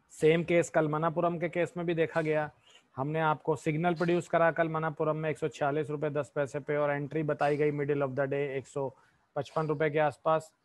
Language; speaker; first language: Hindi; native; Hindi